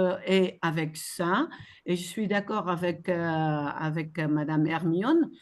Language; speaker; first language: French; non-native, fluent; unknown